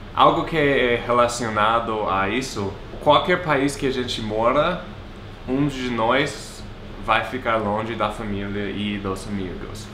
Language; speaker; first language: Portuguese; non-native, fluent; English